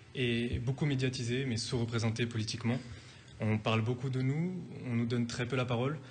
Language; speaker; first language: French; native; French